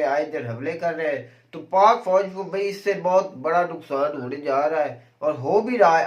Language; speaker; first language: Urdu; non-native, local second language; Kashmiri